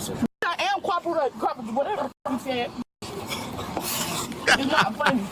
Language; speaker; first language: English; native; English